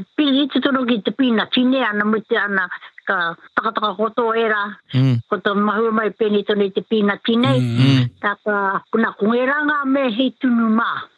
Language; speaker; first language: Māori; native; Māori